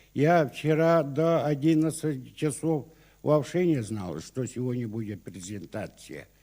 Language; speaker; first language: Russian; non-native, local second language; Yakut